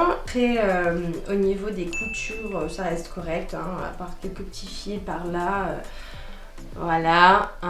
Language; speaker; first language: French; native; French